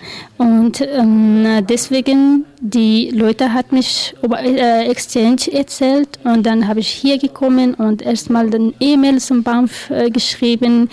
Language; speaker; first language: German; non-native, learner; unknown